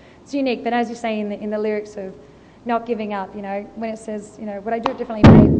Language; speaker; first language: English; native; English